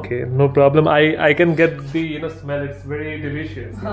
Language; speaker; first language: English; non-native, local second language; Hindi